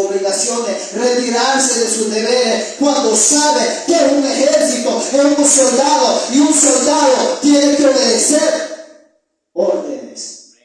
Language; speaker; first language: Spanish; native; Spanish